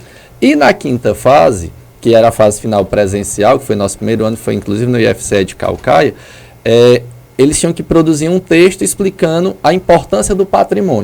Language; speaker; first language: Portuguese; native; Portuguese